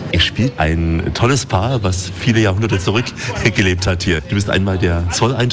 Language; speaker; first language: German; native; German